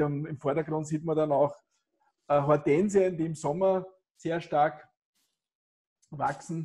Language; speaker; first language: German; native; German